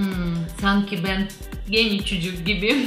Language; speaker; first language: Turkish; non-native, learner; Russian